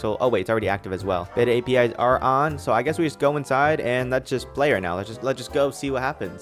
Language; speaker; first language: English; native; English